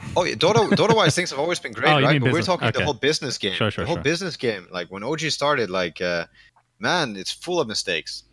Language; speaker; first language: English; non-native, fluent; Danish